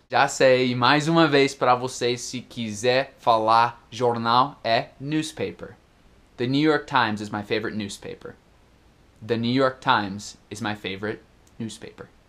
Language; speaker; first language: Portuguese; non-native, fluent; English